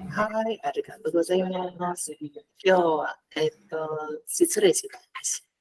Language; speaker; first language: Japanese; non-native, learner; Indonesian